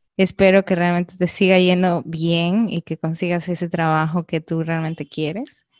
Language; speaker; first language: Spanish; native; Spanish